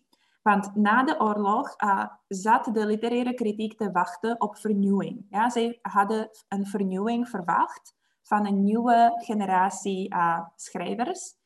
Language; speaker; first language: Dutch; non-native, fluent; Czech